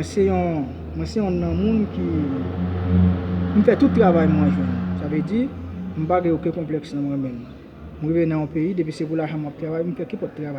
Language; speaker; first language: French; non-native, learner; Haitian Creole